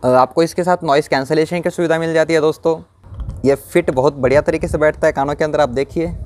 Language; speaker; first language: Hindi; non-native, local second language; Marathi